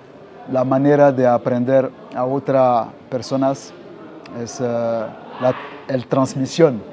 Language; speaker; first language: Spanish; non-native, learner; French